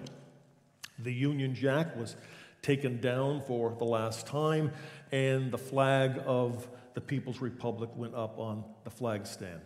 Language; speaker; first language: English; native; English